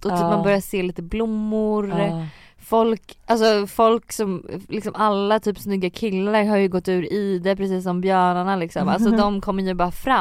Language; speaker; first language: Swedish; native; Swedish